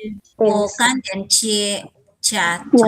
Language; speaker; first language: Chinese; non-native, learner; Filipino